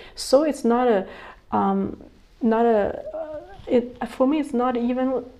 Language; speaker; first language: English; non-native, fluent; Chinese